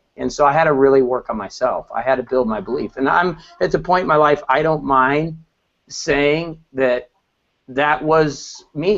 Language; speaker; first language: English; native; English